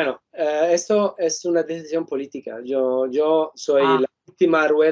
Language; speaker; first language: Spanish; non-native, fluent; Italian